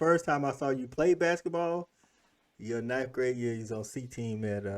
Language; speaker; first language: English; native; English